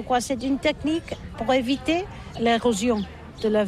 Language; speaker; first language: French; non-native, learner; Catalan